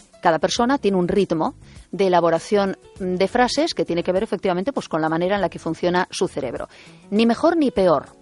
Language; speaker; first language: Spanish; native; Spanish